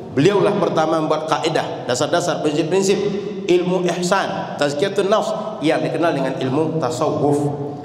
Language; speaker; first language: Malay; native; Malay